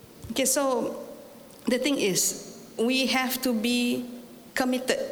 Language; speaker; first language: English; non-native, local second language; Malay